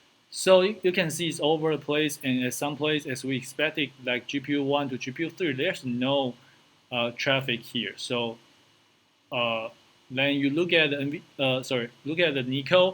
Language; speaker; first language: English; non-native, fluent; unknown